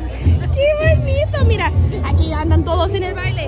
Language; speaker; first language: Spanish; non-native, fluent; English